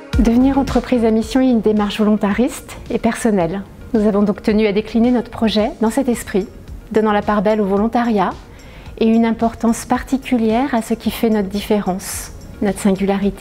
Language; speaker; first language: French; native; French